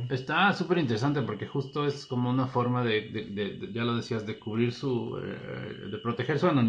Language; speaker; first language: Spanish; native; Spanish